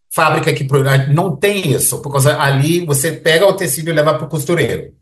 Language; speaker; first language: Portuguese; early bilingual, heritage; Portuguese